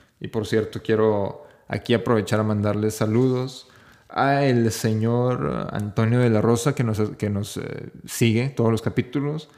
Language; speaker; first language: Spanish; native; Spanish